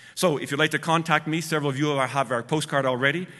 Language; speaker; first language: English; native; English